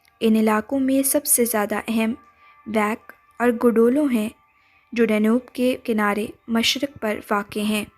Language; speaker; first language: Urdu; native; Urdu